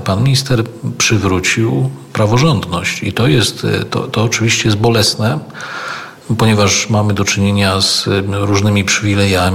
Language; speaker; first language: Polish; native; Polish